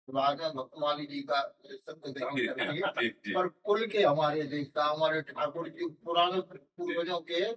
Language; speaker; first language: Hindi; native; Hindi